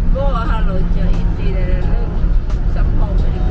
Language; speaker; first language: English; non-native, learner; Finnish